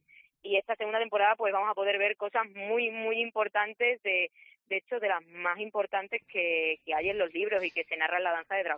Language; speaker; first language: Spanish; native; Spanish